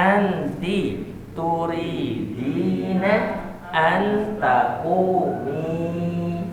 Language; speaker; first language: Arabic; non-native, fluent; Indonesian